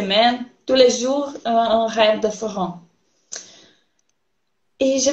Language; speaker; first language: French; non-native, learner; Portuguese